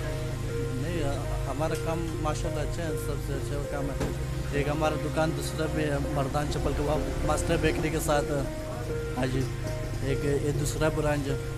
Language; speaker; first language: Hindi; non-native, local second language; Pashto